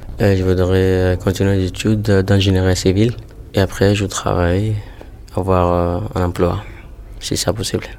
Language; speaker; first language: French; non-native, learner; Arabic